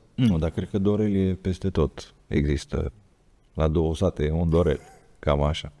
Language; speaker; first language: Romanian; native; Romanian